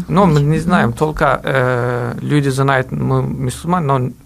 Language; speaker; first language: Russian; non-native, learner; Turkish